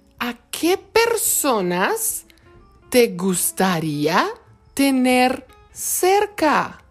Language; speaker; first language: Spanish; non-native, fluent; English